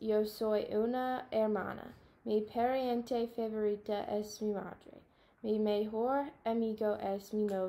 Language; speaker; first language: Spanish; non-native, learner; English